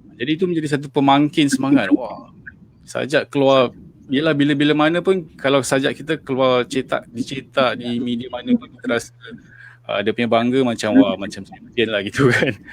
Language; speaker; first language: Malay; native; Malay